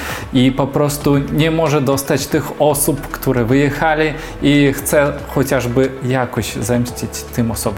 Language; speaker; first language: Polish; non-native, fluent; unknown